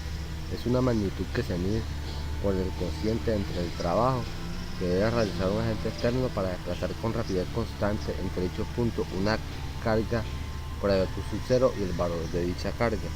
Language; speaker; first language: Spanish; native; Spanish